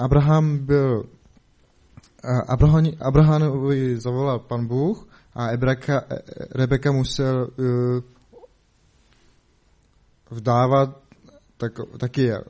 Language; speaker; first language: Czech; non-native, learner; Mongolian